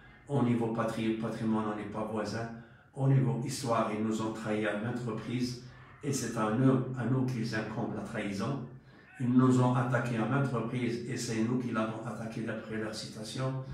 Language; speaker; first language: French; non-native, local second language; Arabic